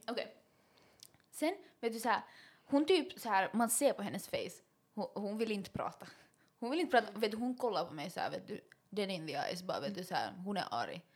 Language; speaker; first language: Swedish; native; Swedish